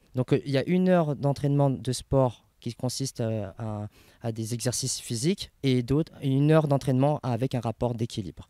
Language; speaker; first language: French; native; French